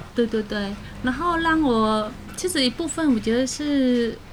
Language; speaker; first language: Chinese; non-native, fluent; Khmer